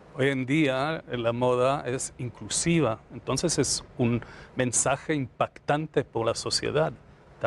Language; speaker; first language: Spanish; non-native, fluent; Hebrew